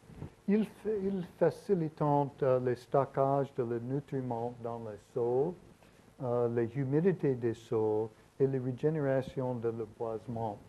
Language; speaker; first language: French; non-native, learner; English